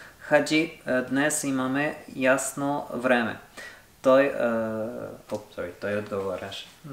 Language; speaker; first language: Bulgarian; non-native, learner; French